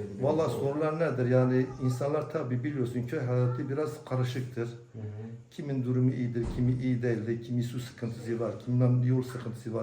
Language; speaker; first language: Turkish; non-native, local second language; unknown